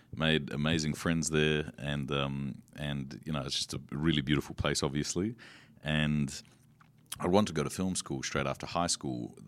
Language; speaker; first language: English; native; English